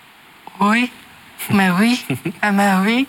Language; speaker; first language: French; non-native, learner; Japanese